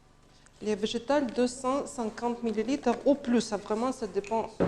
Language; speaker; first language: French; non-native, learner; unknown